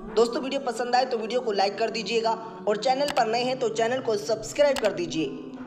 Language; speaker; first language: Hindi; native; Hindi